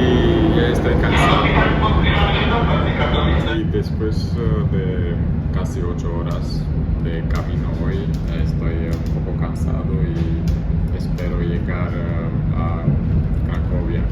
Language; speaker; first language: Spanish; non-native, fluent; German